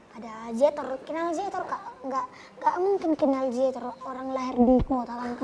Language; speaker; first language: Indonesian; non-native, local second language; Batak Toba